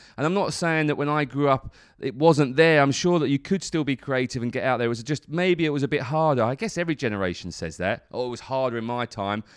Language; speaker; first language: English; native; English